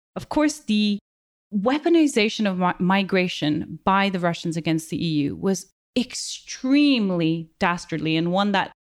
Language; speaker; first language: English; non-native, local second language; German